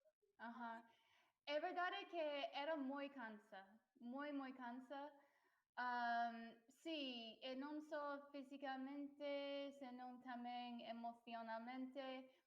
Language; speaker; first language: Spanish; non-native, fluent; English